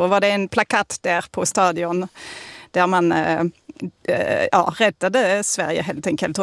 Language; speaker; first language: Swedish; non-native, fluent; French